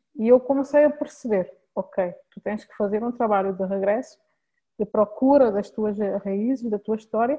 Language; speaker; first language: Portuguese; non-native, local second language; Kabuverdianu